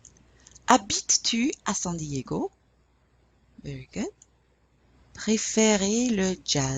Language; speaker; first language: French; non-native, fluent; English